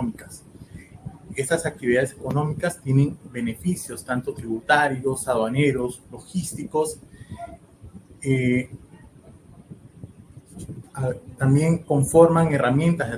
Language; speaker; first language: Spanish; native; Spanish